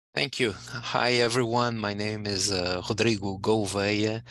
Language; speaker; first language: English; non-native, fluent; Portuguese